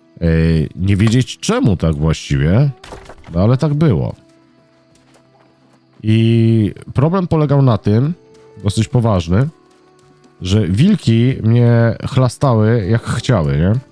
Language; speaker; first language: Polish; native; Polish